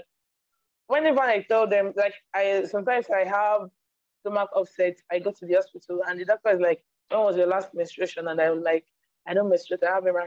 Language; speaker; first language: English; non-native, local second language; Igbo